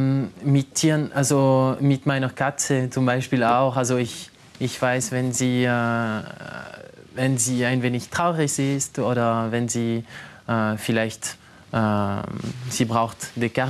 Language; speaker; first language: German; non-native, local second language; French